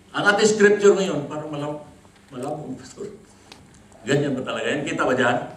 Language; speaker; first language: Filipino; non-native, local second language; Cebuano